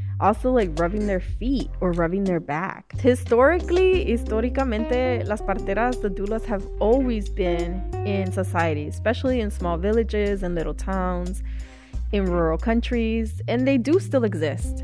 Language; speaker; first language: English; early bilingual, other home language; Spanish